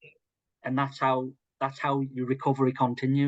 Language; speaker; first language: English; native; English